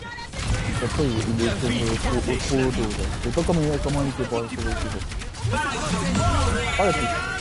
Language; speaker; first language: French; native; French